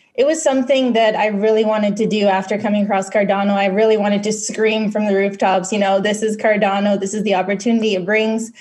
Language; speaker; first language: English; non-native, local second language; Filipino